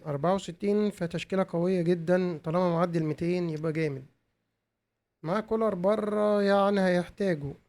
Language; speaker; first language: Arabic; native; Arabic